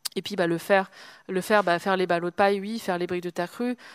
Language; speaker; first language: French; native; French